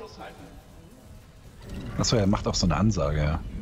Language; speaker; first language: German; native; German